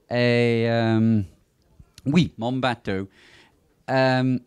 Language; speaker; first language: French; non-native, fluent; English